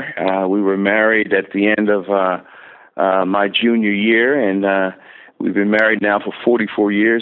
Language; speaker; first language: English; native; English